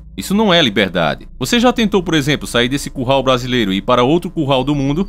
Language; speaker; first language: Portuguese; native; Portuguese